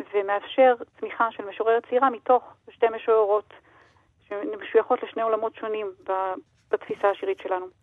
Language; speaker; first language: Hebrew; native; Hebrew